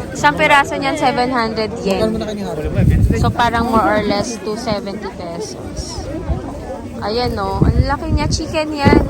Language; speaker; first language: Filipino; native; Filipino